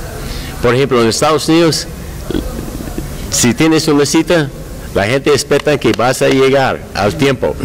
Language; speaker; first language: Spanish; non-native, learner; English